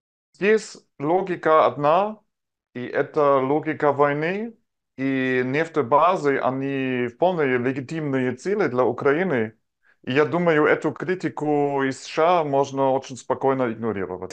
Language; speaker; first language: Russian; non-native, fluent; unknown